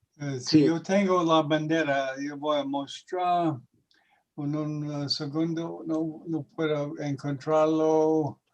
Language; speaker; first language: Spanish; non-native, learner; English